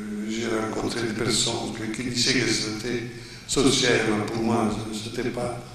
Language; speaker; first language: French; non-native, fluent; Italian